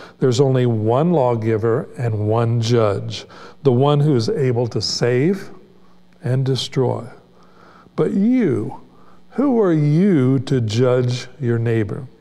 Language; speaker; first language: English; native; English